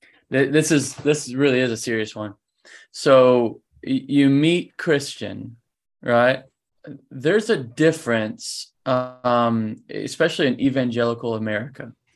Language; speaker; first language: English; native; English